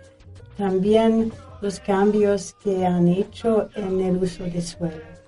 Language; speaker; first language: Spanish; non-native, fluent; English